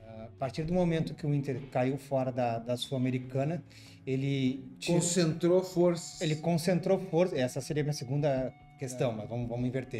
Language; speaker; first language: Portuguese; native; Portuguese